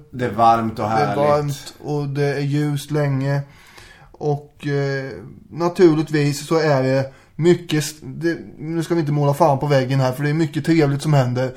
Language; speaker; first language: Swedish; native; Swedish